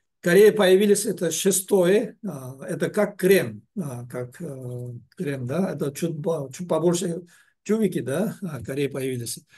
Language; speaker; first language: Russian; non-native, learner; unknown